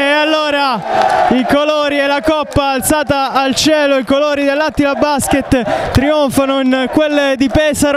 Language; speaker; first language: Italian; native; Italian